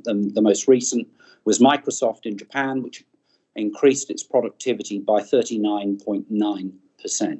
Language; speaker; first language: English; native; English